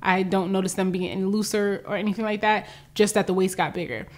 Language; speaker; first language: English; native; English